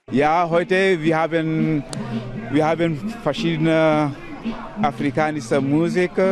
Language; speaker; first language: German; non-native, learner; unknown